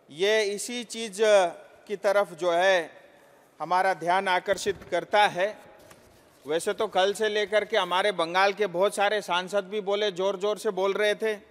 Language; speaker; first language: Hindi; non-native, local second language; Nepali